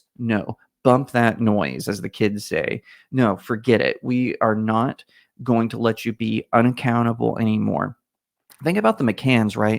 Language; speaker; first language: English; native; English